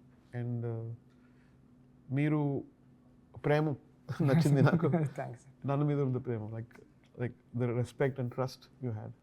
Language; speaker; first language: Telugu; non-native, learner; Tamil